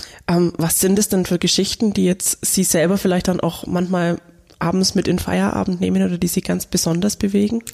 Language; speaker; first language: German; native; German